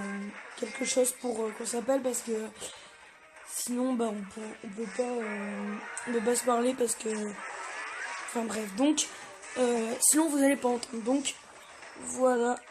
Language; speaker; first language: French; native; French